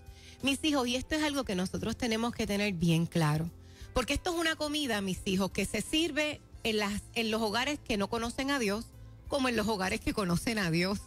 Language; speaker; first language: Spanish; native; Spanish